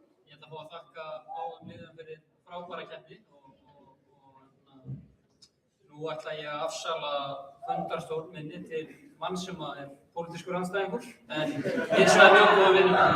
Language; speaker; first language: Icelandic; native; Icelandic